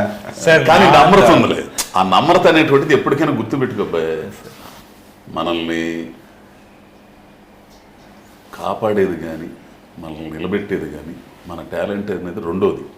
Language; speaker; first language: Telugu; native; Telugu